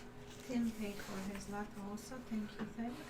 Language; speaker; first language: English; native; English